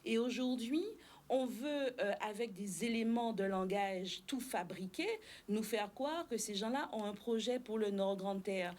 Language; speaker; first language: French; native; French